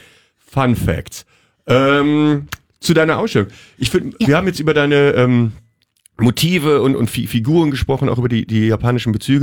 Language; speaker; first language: German; native; German